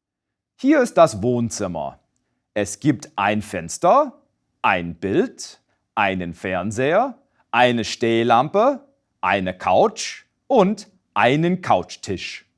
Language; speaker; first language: German; non-native, fluent; English